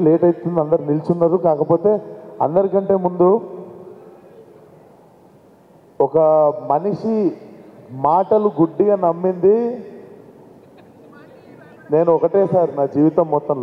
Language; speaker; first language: Telugu; native; Telugu